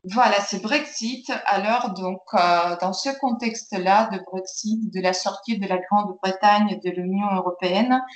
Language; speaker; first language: French; non-native, fluent; Ukrainian